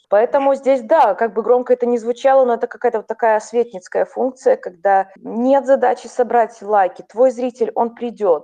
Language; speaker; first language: Russian; non-native, local second language; Belarusian